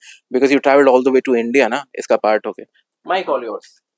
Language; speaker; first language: Hindi; native; Hindi